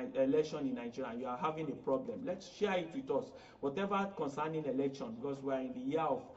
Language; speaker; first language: English; non-native, local second language; Yoruba